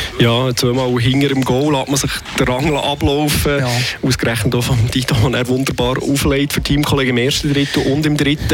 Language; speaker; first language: German; native; German